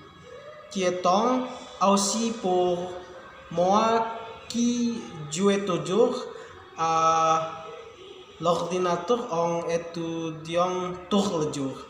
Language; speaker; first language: French; non-native, learner; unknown